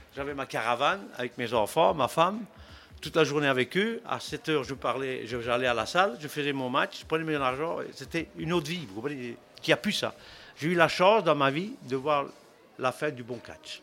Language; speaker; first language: French; native; French